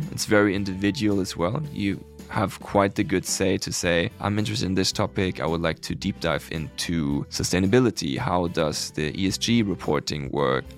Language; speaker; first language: English; non-native, fluent; German